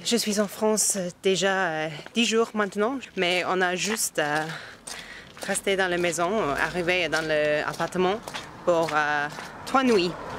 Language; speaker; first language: French; non-native, learner; English